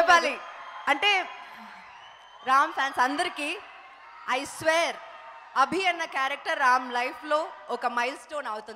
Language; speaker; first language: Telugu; non-native, local second language; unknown